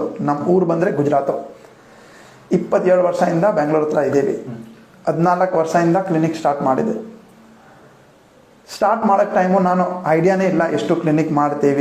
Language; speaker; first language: Kannada; non-native, local second language; Gujarati